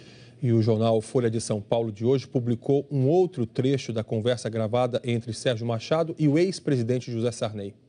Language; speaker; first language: Portuguese; native; Portuguese